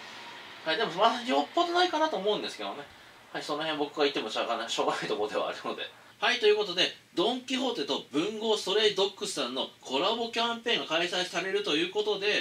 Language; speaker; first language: Japanese; native; Japanese